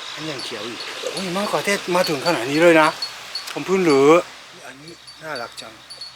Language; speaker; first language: Thai; non-native, fluent; Japanese